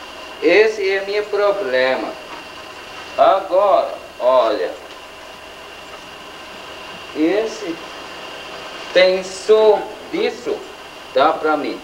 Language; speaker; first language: Portuguese; non-native, learner; English